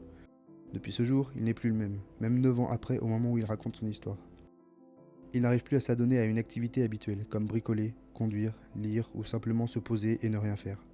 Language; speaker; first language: French; native; French